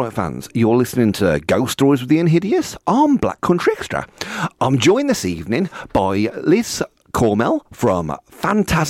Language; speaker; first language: English; native; English